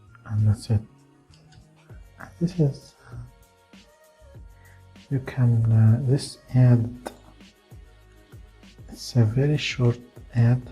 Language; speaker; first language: English; non-native, fluent; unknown